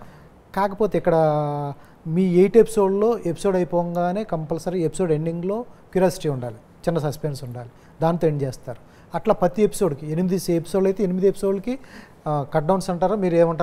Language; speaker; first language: Telugu; native; Telugu